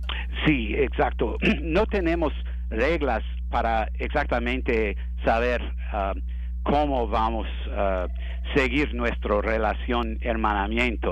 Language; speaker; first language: Spanish; non-native, learner; English